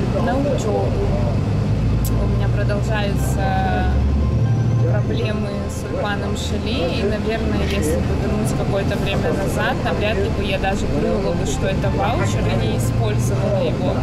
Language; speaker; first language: Russian; native; Russian